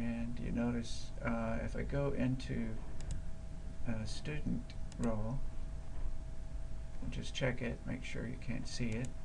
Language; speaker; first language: English; native; English